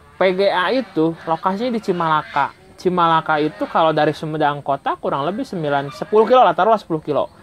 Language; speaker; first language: Indonesian; non-native, local second language; Sundanese